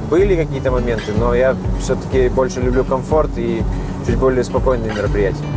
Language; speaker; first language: Russian; native; Russian